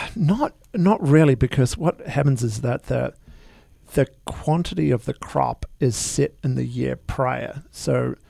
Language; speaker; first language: English; native; English